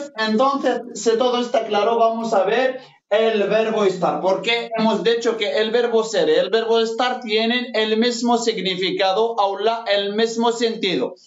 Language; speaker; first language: Spanish; non-native, fluent; Arabic